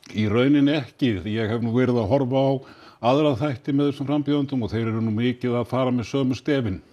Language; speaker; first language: Icelandic; native; Icelandic